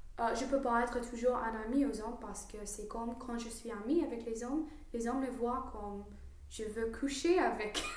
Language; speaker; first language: French; non-native, learner; English